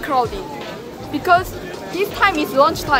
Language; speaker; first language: English; non-native, learner; Korean